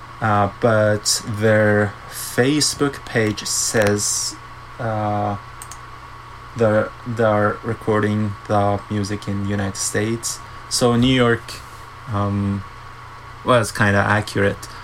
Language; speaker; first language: English; non-native, fluent; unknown